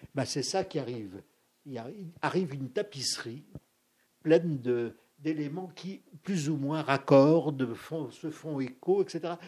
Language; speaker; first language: French; native; French